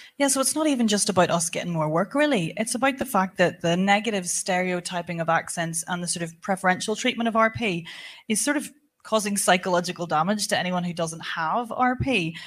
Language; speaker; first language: English; native; English